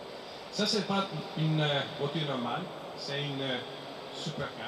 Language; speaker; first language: French; non-native, fluent; Italian